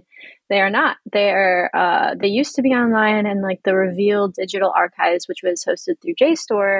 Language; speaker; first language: English; native; English